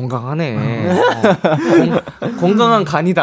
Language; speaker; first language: Korean; native; Korean